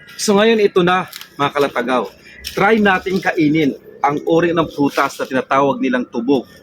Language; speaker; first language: Filipino; non-native, local second language; Cebuano